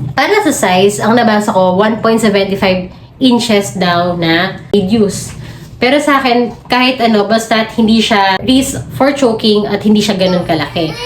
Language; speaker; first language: Filipino; non-native, local second language; Cebuano